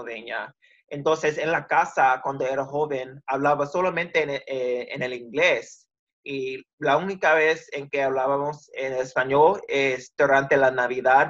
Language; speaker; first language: Spanish; early bilingual, heritage; Spanish